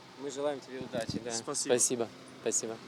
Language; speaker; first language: Russian; native; Russian